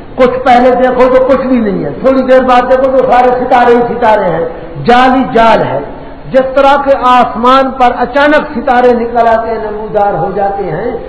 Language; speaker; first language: Urdu; non-native, local second language; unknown